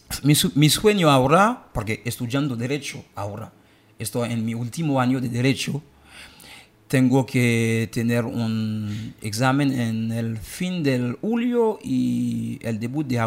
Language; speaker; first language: Spanish; non-native, learner; Haitian Creole